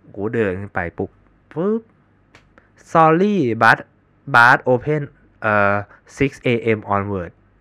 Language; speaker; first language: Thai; native; Thai